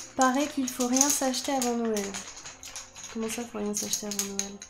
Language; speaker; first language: French; native; French